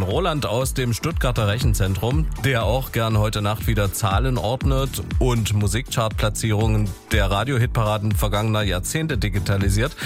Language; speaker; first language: German; native; German